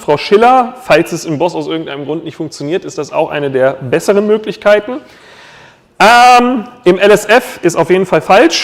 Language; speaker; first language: German; native; German